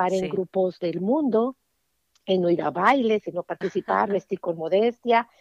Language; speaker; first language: Spanish; native; Spanish